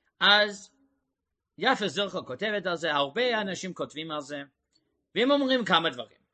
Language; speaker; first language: Hebrew; non-native, fluent; English